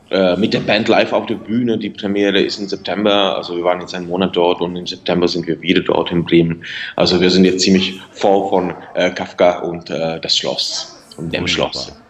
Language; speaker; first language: German; non-native, fluent; Czech